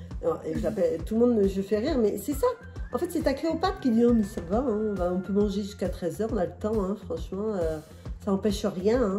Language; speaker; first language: French; native; French